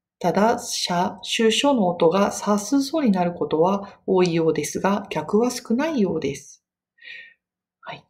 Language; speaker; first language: Japanese; native; Japanese